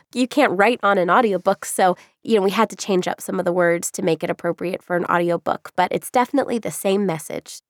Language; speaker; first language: English; native; English